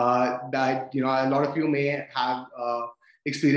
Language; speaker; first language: English; non-native, local second language; Hindi